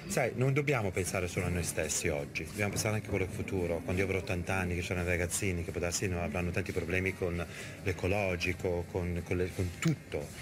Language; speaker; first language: Italian; native; Italian